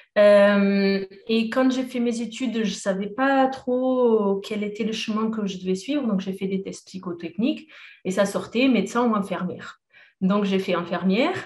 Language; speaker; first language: French; non-native, fluent; Portuguese